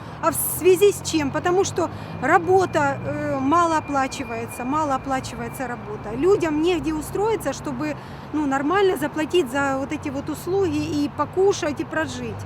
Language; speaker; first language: Russian; native; Russian